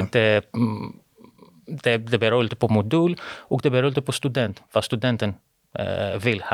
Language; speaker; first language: Swedish; non-native, fluent; Greek